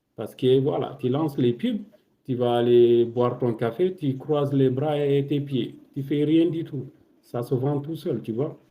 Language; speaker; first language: French; non-native, local second language; Wolof